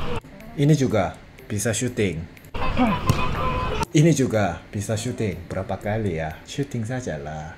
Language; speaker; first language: Indonesian; non-native, fluent; Korean